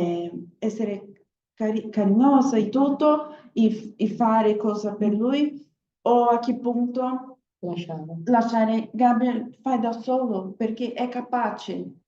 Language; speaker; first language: Italian; non-native, learner; Portuguese